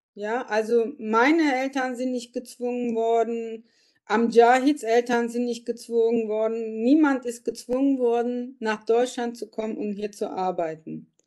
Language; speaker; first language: German; early bilingual, other home language; Turkish